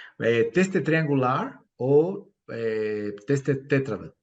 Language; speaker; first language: Portuguese; non-native, fluent; Spanish